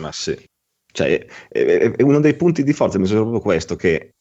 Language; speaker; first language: Italian; native; Italian